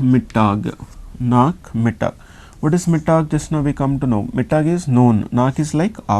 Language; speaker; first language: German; non-native, learner; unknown